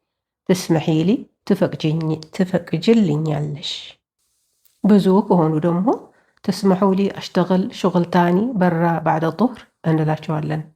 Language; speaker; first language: Arabic; non-native, fluent; Amharic